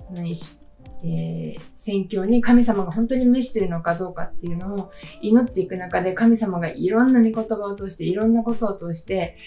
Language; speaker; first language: Japanese; native; Japanese